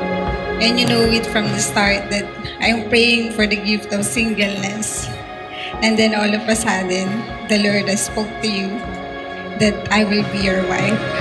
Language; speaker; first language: English; non-native, local second language; Filipino